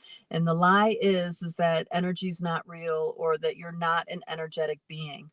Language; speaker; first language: English; native; English